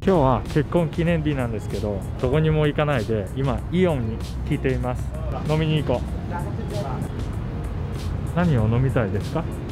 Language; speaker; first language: Japanese; non-native, fluent; Vietnamese